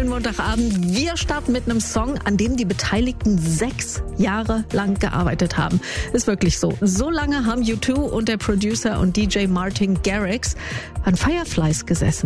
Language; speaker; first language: German; native; German